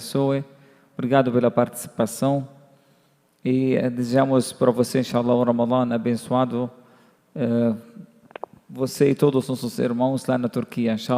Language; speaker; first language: Portuguese; non-native, fluent; Arabic